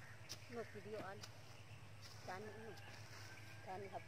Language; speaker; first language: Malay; non-native, local second language; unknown